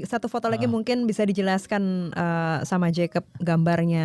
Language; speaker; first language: Indonesian; native; Indonesian